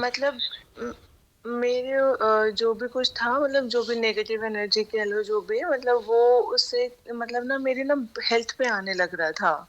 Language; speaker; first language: Hindi; native; Hindi